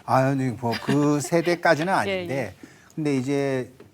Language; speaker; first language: Korean; native; Korean